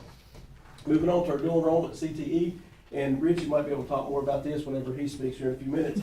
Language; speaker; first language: English; native; English